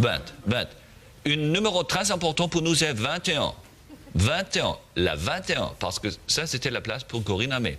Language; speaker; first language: French; non-native, learner; German